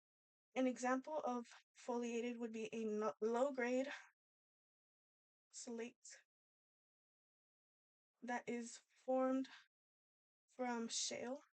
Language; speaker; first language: English; native; English